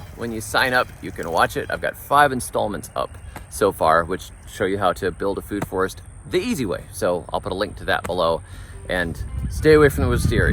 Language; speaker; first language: English; native; English